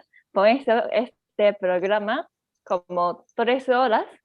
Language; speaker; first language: Spanish; non-native, learner; Japanese